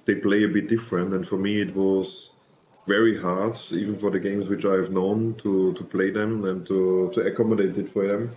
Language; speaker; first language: English; non-native, fluent; German